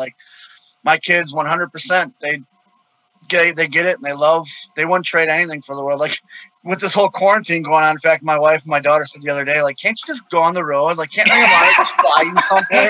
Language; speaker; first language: English; native; English